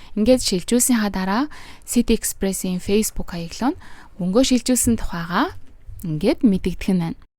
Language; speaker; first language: Mongolian; native; Mongolian